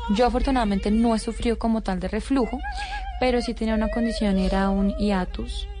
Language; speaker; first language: Spanish; native; Spanish